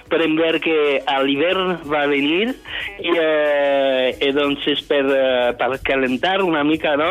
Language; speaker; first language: Catalan; non-native, fluent; French